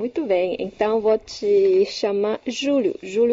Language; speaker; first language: Portuguese; non-native, fluent; Chinese